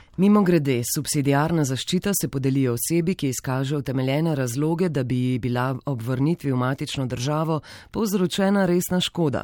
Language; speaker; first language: Slovenian; native; Slovenian